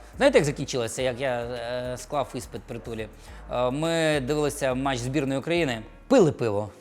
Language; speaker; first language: Ukrainian; non-native, local second language; Russian